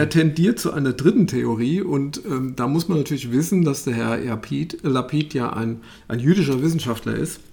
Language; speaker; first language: German; native; German